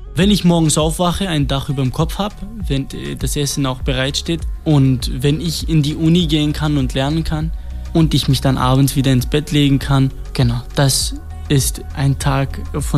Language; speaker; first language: German; non-native, fluent; Kurdish